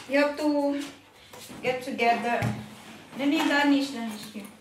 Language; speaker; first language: English; non-native, learner; Filipino